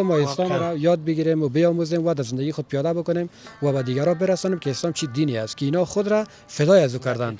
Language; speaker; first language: Persian; native; Persian